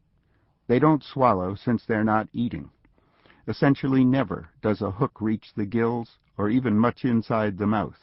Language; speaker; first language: English; native; English